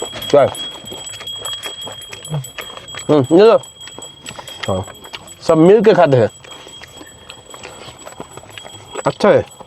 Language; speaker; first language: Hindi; non-native, learner; Bangla